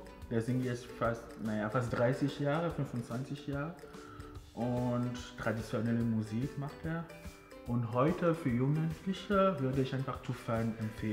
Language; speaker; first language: German; non-native, fluent; Ewe